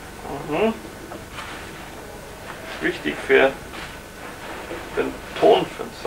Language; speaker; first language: German; native; German